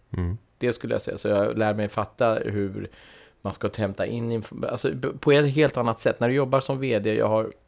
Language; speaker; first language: Swedish; early bilingual, other home language; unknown